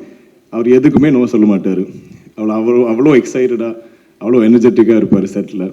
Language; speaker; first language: Tamil; non-native, local second language; Malayalam